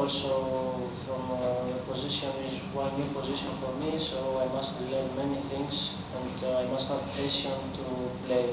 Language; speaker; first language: English; non-native, learner; Greek